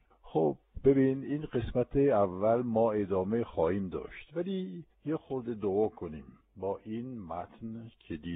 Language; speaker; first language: Persian; non-native, fluent; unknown